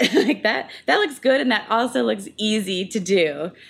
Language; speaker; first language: English; native; English